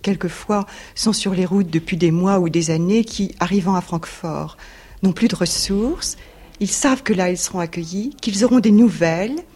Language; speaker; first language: French; native; French